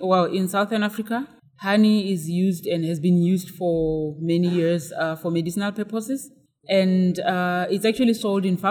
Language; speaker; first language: English; non-native, local second language; Tswana